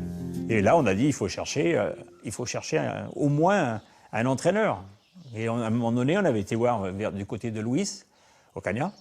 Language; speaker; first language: French; native; French